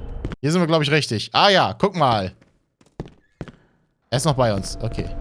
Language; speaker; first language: German; native; German